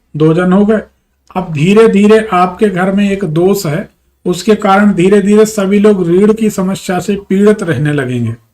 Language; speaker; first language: Hindi; native; Hindi